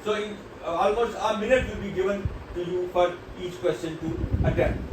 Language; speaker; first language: English; non-native, local second language; Urdu